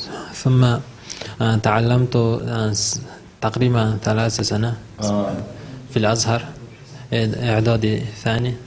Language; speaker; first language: Arabic; non-native, learner; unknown